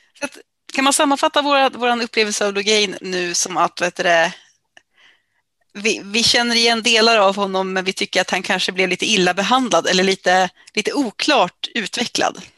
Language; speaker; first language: Swedish; native; Swedish